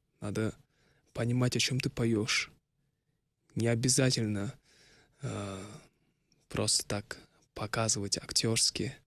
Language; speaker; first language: Russian; non-native, local second language; Kazakh